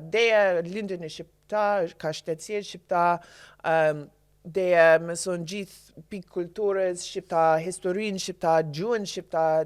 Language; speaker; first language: Albanian; non-native, learner; English